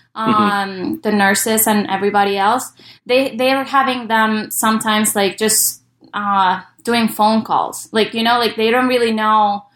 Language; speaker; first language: English; early bilingual, other home language; Spanish